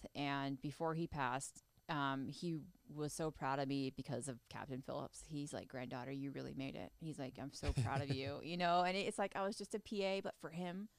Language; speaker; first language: English; native; English